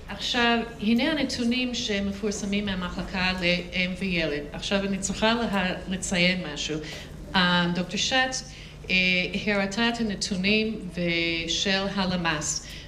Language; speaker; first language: Hebrew; non-native, fluent; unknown